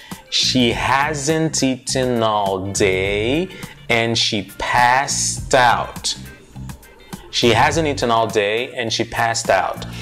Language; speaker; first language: English; non-native, fluent; Portuguese